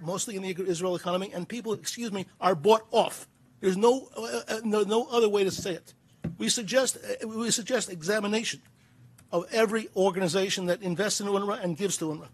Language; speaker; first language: English; native; English